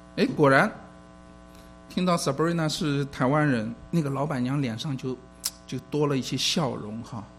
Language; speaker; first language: Chinese; native; Chinese